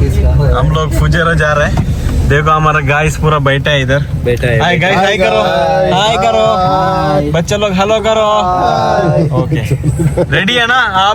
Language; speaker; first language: Hindi; non-native, local second language; Kannada